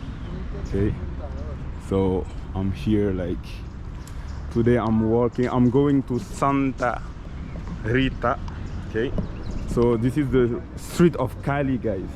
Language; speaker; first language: English; non-native, fluent; French